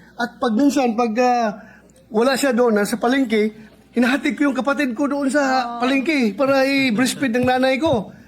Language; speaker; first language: Filipino; non-native, local second language; Cebuano